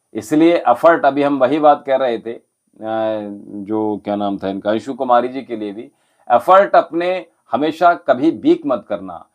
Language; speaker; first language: Hindi; native; Hindi